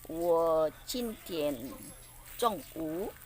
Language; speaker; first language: Chinese; non-native, learner; Indonesian